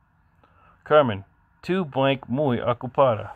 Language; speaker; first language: Spanish; non-native, learner; English